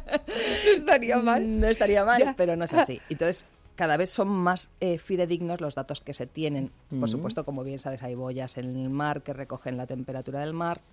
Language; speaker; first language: Spanish; native; Spanish